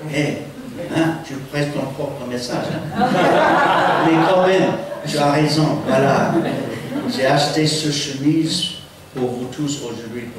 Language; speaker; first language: French; non-native, fluent; English